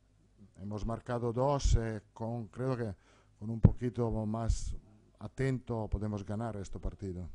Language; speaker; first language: Spanish; non-native, fluent; Italian